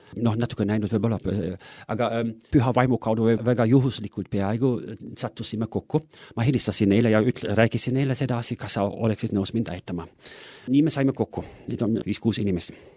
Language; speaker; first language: Estonian; non-native, fluent; German